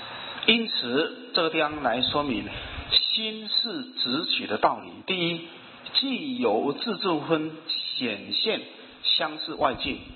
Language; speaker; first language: Chinese; native; Chinese